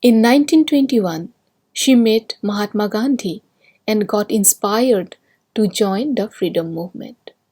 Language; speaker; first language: English; non-native, local second language; Assamese